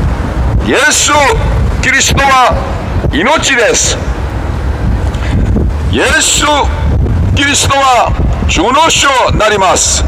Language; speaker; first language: Japanese; non-native, learner; Korean